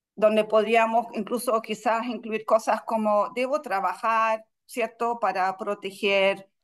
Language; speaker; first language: Spanish; non-native, fluent; Russian